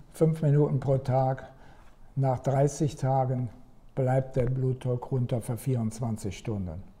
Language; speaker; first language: German; native; German